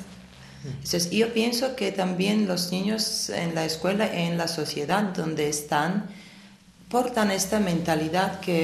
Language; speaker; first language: Spanish; non-native, fluent; Armenian